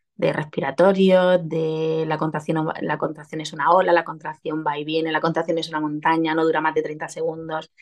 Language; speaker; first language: Spanish; native; Spanish